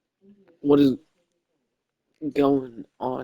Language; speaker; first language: English; native; English